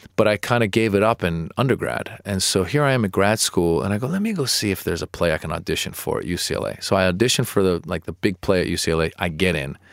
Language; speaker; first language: English; early bilingual, other home language; Persian